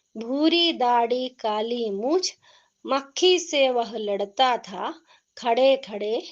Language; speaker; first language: Hindi; non-native, local second language; Malayalam